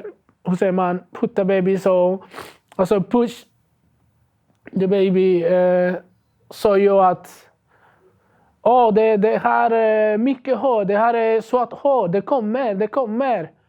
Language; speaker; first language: Swedish; non-native, learner; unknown